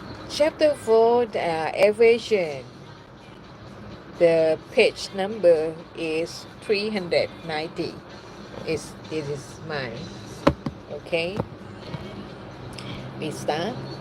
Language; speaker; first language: English; non-native, learner; Thai